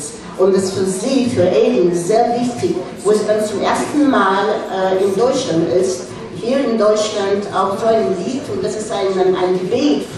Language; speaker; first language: German; non-native, fluent; Russian